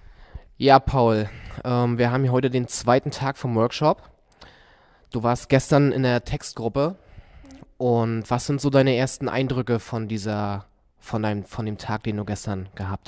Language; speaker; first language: German; native; German